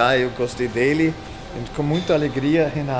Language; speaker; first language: Portuguese; non-native, fluent; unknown